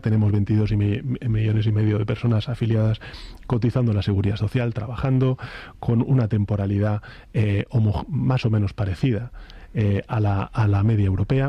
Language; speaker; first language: Spanish; native; Spanish